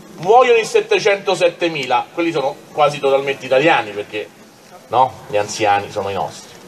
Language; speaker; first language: Italian; native; Italian